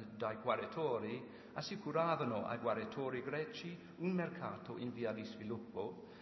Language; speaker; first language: Italian; non-native, learner; English